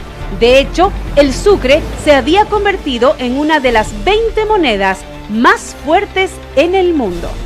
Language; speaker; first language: Spanish; native; Spanish